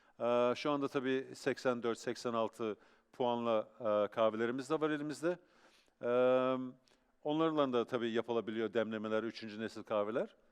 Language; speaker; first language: Turkish; early bilingual, heritage; Turkish